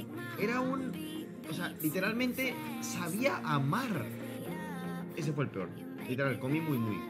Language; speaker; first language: Spanish; native; Spanish